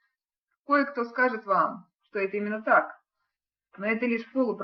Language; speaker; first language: Russian; native; Russian